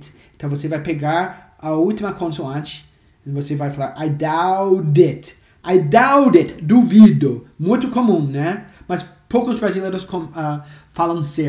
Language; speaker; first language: Portuguese; non-native, fluent; English